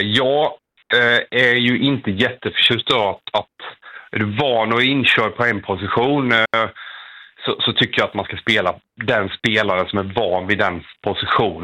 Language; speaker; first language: Swedish; native; Swedish